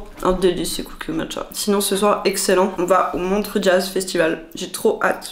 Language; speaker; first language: French; native; French